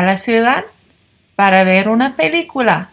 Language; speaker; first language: Spanish; non-native, fluent; English